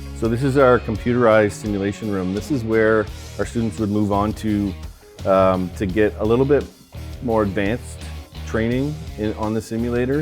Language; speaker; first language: English; native; English